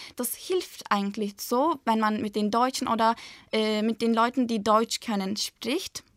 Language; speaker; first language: German; non-native, fluent; Turkish